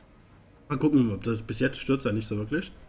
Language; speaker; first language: German; native; German